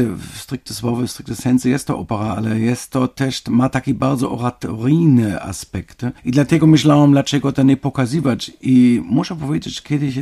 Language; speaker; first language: Polish; non-native, fluent; German